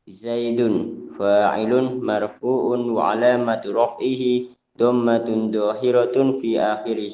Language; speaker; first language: Arabic; non-native, learner; Indonesian